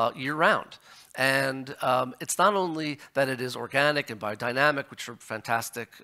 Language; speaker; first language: English; native; English